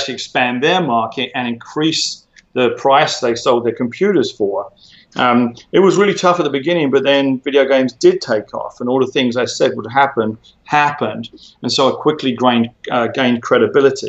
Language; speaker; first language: English; native; English